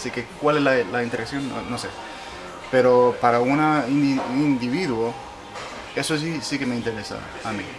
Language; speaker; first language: Spanish; native; Spanish